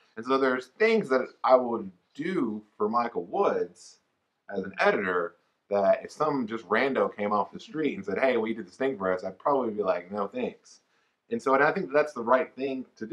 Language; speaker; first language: English; native; English